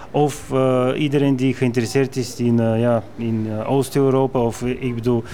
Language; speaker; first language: Dutch; non-native, fluent; Bulgarian